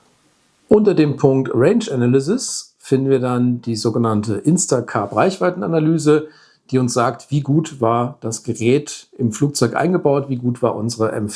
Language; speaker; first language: German; native; German